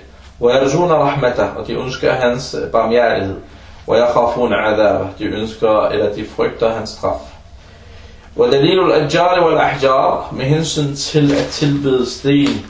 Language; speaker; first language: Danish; early bilingual, other home language; Arabic